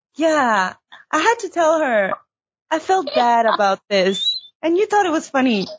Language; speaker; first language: English; early bilingual, heritage; Chinese